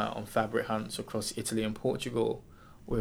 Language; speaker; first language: English; native; English